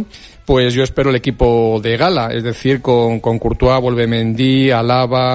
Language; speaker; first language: Spanish; native; Spanish